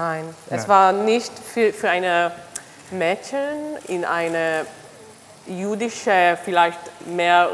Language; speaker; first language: German; non-native, learner; Hebrew